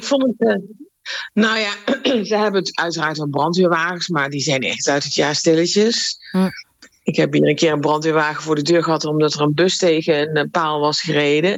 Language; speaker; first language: Dutch; native; Dutch